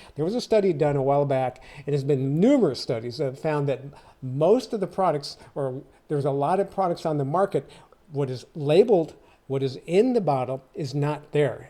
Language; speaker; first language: English; native; English